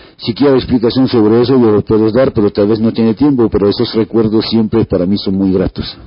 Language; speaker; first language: Spanish; non-native, fluent; French